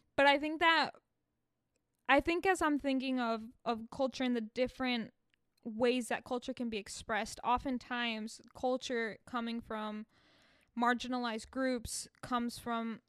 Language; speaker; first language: English; early bilingual, other home language; Spanish